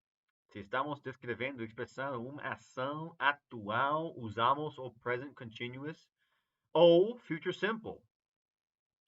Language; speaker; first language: Portuguese; non-native, fluent; English